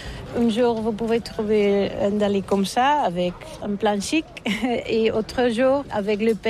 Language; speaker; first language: French; non-native, learner; Catalan